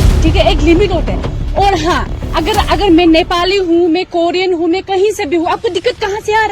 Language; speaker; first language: Hindi; non-native, local second language; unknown